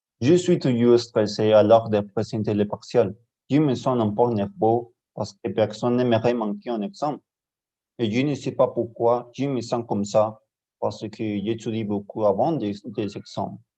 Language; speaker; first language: French; non-native, learner; Spanish